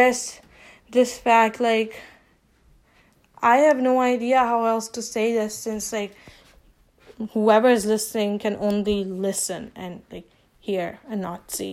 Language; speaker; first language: English; non-native, local second language; Urdu